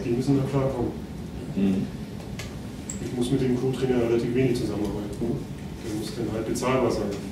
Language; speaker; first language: German; native; German